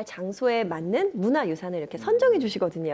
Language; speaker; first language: Korean; native; Korean